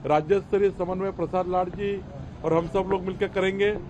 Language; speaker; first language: Hindi; non-native, local second language; Marathi